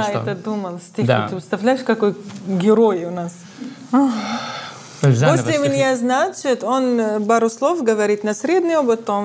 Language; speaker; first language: Russian; non-native, fluent; Arabic